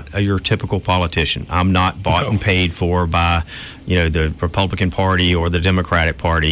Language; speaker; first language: English; native; English